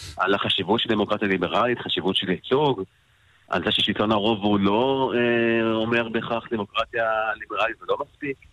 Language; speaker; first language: Hebrew; native; Hebrew